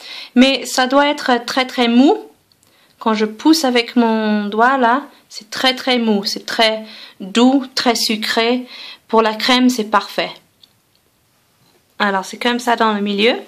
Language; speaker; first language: French; non-native, fluent; English